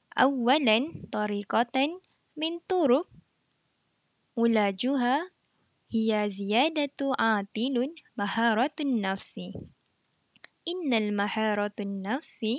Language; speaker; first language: Arabic; non-native, learner; Malay